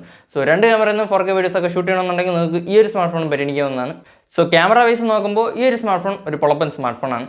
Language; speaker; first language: Malayalam; native; Malayalam